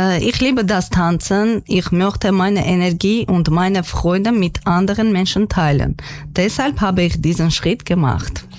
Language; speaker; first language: German; non-native, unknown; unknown